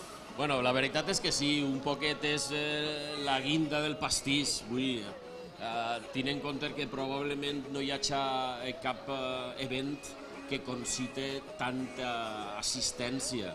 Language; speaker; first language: Catalan; native; Catalan